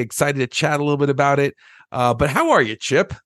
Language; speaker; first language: English; native; English